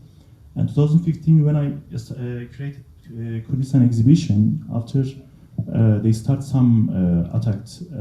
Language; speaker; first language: English; non-native, learner; Kurdish